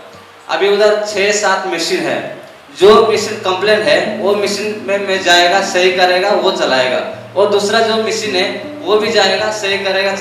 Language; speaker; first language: Hindi; non-native, local second language; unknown